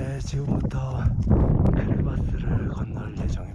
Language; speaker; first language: Korean; native; Korean